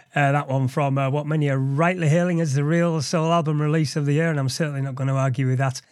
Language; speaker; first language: English; native; English